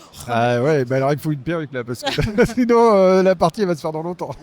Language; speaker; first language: French; native; French